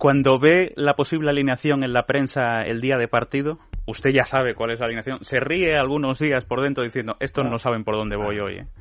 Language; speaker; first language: Spanish; native; Spanish